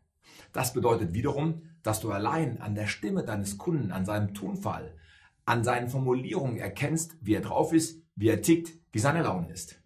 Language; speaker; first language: German; native; German